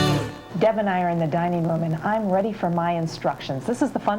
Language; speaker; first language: English; native; English